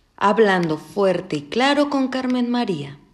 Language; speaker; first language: Spanish; native; Spanish